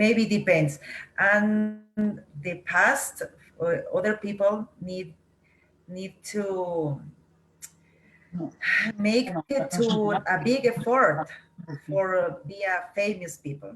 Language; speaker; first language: English; non-native, learner; Spanish